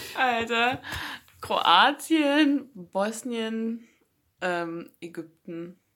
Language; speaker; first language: German; native; German